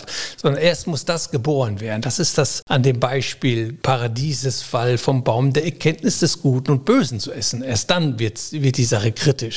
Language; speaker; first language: German; native; German